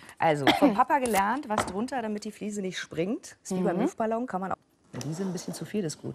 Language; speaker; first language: German; native; German